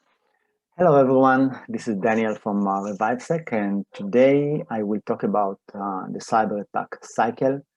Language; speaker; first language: English; non-native, fluent; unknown